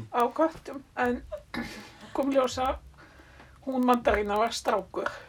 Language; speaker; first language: Icelandic; early bilingual, other home language; French